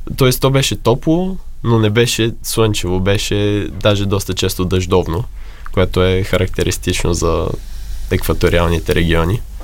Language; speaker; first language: Bulgarian; native; Bulgarian